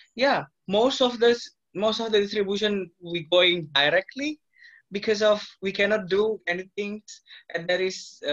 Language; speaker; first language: English; non-native, fluent; Indonesian